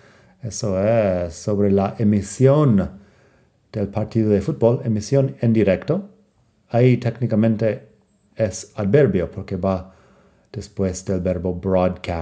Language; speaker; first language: Spanish; non-native, fluent; English